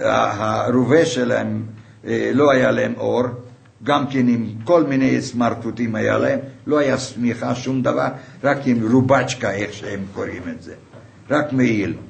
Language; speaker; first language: Hebrew; non-native, fluent; Hungarian